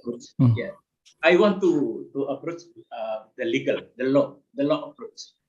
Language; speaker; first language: English; non-native, learner; Indonesian